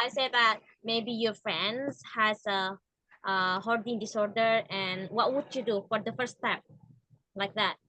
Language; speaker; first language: English; non-native, learner; Indonesian